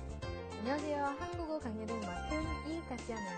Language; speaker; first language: Korean; non-native, fluent; Russian